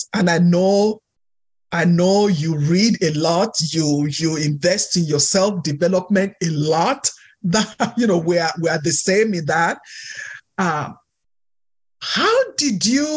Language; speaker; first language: English; non-native, local second language; Yoruba